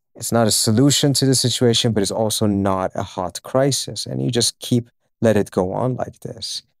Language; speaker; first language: English; early bilingual, other home language; Swedish